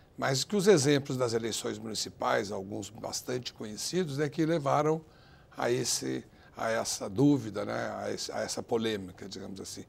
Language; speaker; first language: Portuguese; native; Portuguese